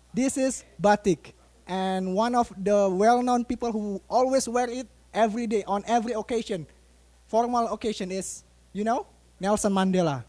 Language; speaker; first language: English; non-native, fluent; Indonesian